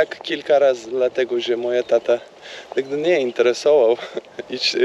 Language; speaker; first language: Polish; non-native, learner; Turkish